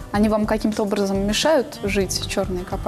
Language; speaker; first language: Russian; native; Russian